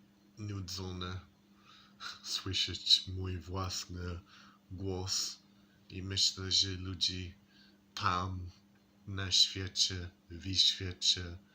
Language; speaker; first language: Polish; non-native, learner; English